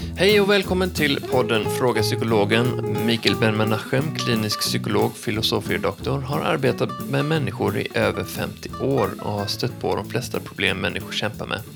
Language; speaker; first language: Swedish; native; Swedish